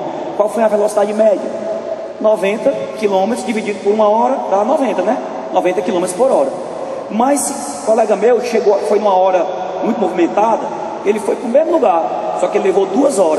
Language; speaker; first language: Portuguese; native; Portuguese